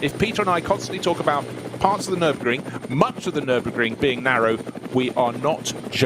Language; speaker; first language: English; native; English